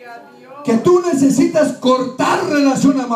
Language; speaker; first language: Spanish; early bilingual, heritage; Spanish